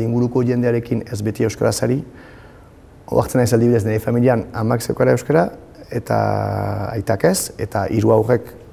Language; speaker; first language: Basque; non-native, local second language; French